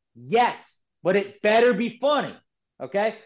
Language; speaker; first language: English; native; English